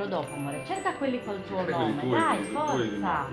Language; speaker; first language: Italian; native; Italian